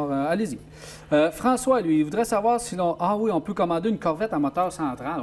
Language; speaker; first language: French; native; French